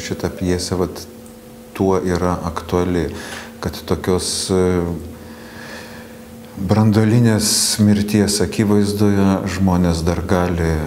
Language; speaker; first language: Lithuanian; native; Lithuanian